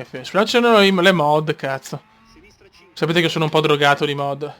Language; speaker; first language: Italian; native; Italian